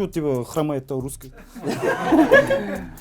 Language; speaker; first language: Russian; non-native, local second language; Kazakh